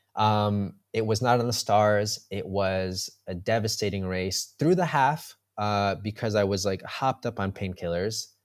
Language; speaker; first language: English; early bilingual, heritage; Spanish